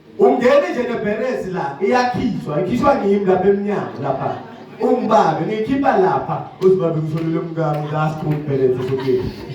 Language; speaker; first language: Zulu; non-native, local second language; Swati